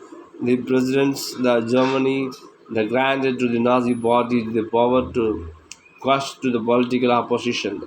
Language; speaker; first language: English; non-native, local second language; Tamil